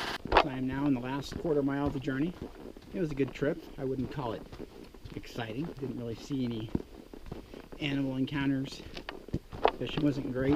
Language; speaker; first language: English; native; English